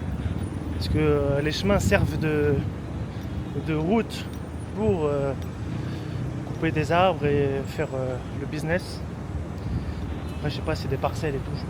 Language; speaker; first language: French; native; French